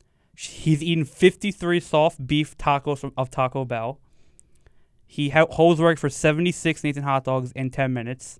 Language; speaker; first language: English; native; English